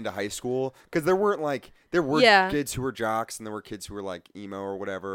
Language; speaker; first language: English; native; English